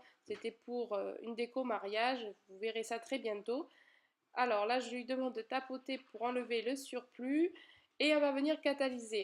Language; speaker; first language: French; native; French